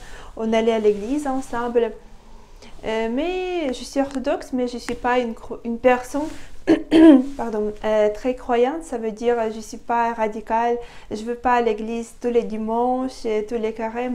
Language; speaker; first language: French; non-native, fluent; Russian